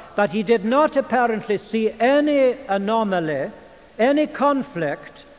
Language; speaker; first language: English; native; English